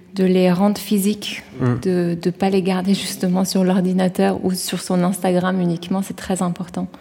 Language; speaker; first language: French; early bilingual, other home language; Persian